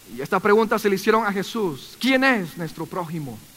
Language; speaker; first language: Spanish; native; Spanish